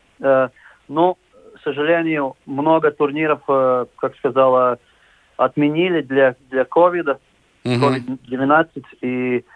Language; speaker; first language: Russian; non-native, local second language; Latvian